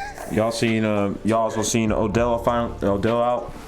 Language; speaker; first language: English; native; English